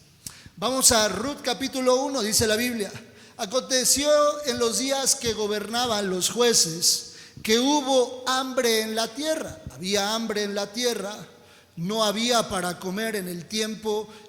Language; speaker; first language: Spanish; native; Spanish